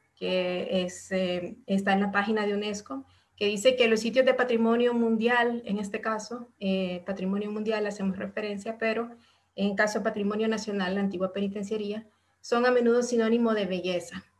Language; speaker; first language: Spanish; native; Spanish